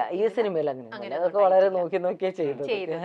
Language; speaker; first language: Malayalam; native; Malayalam